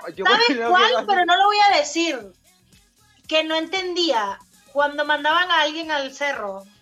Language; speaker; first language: Spanish; native; Spanish